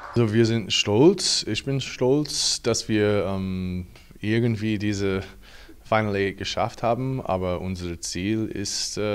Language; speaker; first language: German; non-native, fluent; English